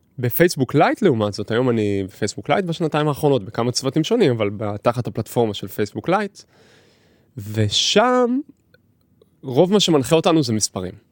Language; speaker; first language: Hebrew; native; Hebrew